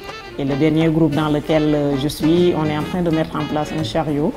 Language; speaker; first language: French; non-native, local second language; Wolof